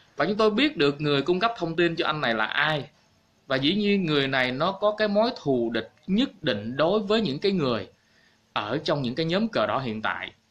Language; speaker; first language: Vietnamese; native; Vietnamese